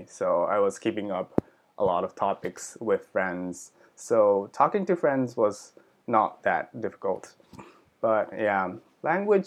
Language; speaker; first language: English; early bilingual, other home language; Japanese